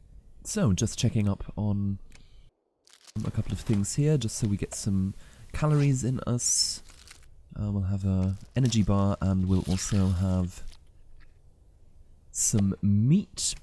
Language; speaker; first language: English; native; English